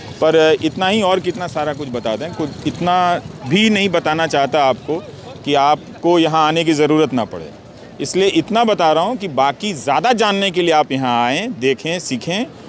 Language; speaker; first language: Hindi; native; Hindi